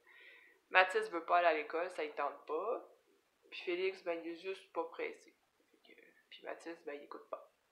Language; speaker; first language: French; native; French